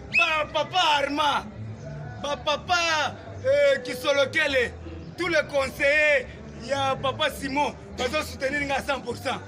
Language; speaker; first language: Lingala; non-native, local second language; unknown